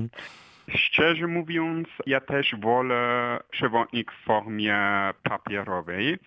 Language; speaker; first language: Polish; non-native, fluent; German